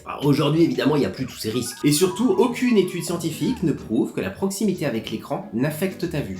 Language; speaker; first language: French; native; French